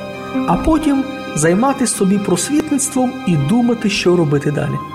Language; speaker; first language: Ukrainian; native; Ukrainian